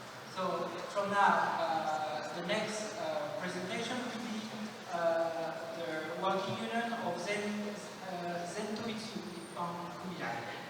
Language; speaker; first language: English; non-native, fluent; French